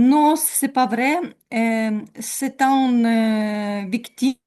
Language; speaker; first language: French; non-native, learner; Ukrainian